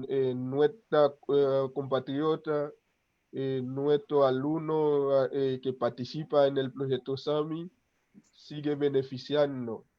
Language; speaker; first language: Spanish; non-native, local second language; Haitian Creole